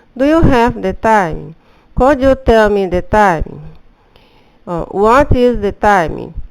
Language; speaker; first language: English; non-native, fluent; Portuguese